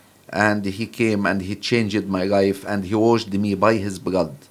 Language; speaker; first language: English; non-native, fluent; Arabic